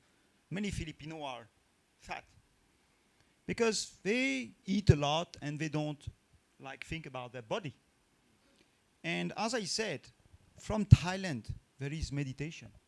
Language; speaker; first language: English; non-native, fluent; French